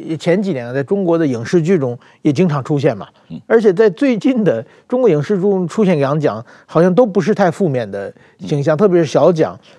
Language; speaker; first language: Chinese; non-native, fluent; Japanese